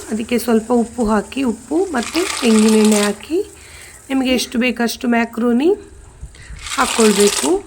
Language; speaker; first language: Kannada; non-native, local second language; Tulu